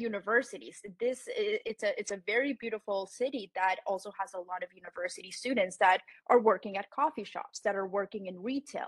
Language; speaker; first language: English; non-native, fluent; Spanish